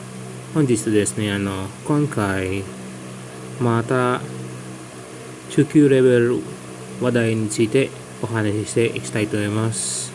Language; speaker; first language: Japanese; non-native, fluent; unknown